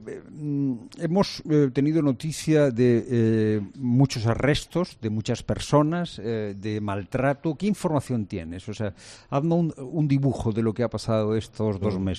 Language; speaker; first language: Spanish; native; Spanish